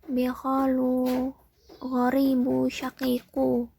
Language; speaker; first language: Arabic; non-native, learner; Indonesian